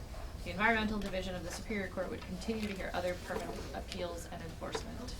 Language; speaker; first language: English; native; English